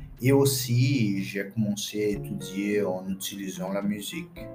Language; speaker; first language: French; non-native, fluent; Portuguese